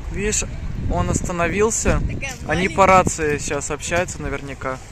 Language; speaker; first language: Russian; native; Russian